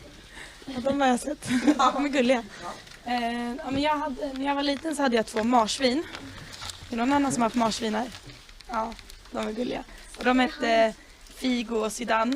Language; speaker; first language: Swedish; native; Swedish